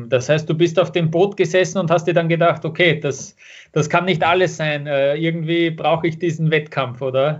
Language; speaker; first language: German; native; German